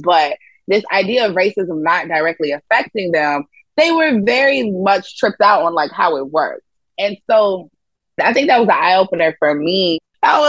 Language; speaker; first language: English; native; English